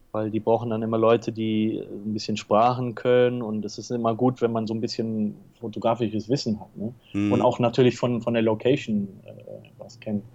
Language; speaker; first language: German; early bilingual, heritage; Spanish